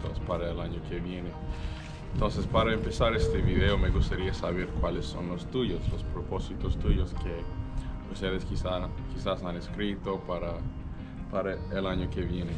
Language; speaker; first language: Spanish; non-native, fluent; English